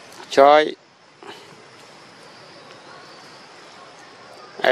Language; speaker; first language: Spanish; non-native, learner; Khmer